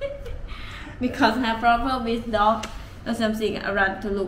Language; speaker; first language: English; non-native, learner; Thai